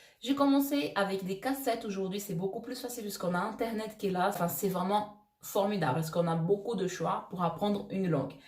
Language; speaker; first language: French; non-native, fluent; Portuguese